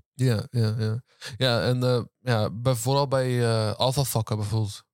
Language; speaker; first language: Dutch; early bilingual, other home language; Turkish